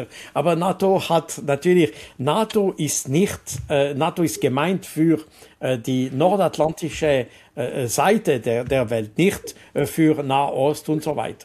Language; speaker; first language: German; non-native, local second language; French